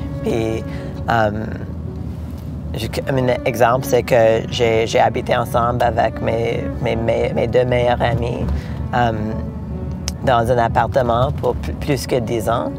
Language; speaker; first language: French; non-native, local second language; English